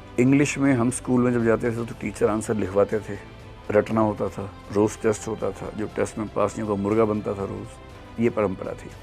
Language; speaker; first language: Hindi; native; Hindi